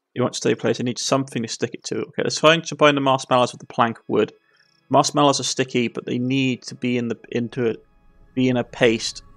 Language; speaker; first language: English; native; English